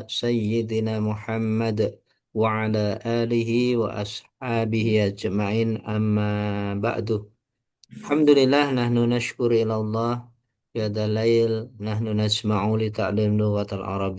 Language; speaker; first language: Arabic; non-native, learner; Indonesian